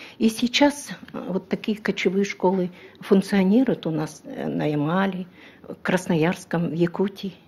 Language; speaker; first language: Russian; non-native, local second language; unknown